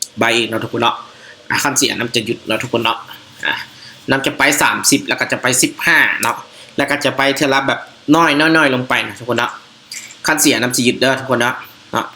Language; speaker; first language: Thai; non-native, local second language; Northeastern Thai